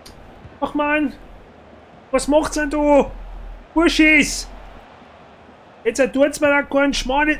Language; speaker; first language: German; native; German